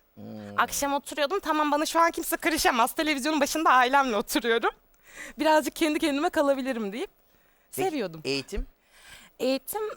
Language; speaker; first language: Turkish; native; Turkish